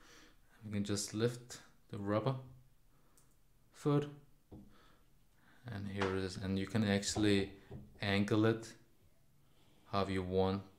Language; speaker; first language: English; non-native, fluent; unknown